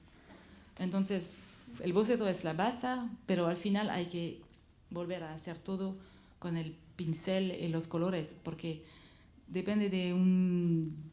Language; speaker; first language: Spanish; non-native, learner; French